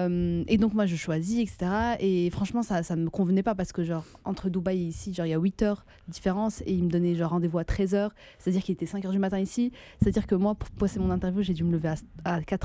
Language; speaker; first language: French; native; French